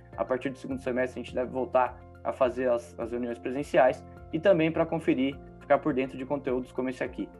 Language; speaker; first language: Portuguese; native; Portuguese